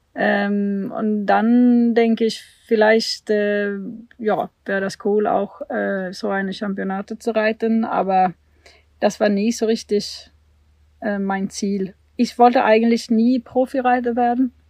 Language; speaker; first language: German; non-native, fluent; Swedish